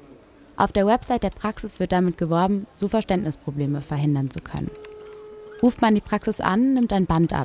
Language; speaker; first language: German; native; German